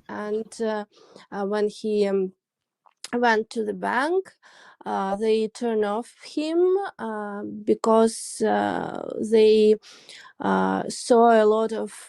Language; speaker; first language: English; non-native, learner; Russian